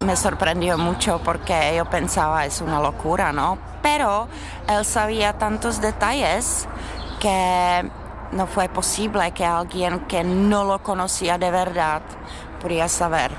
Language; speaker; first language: Spanish; non-native, fluent; Czech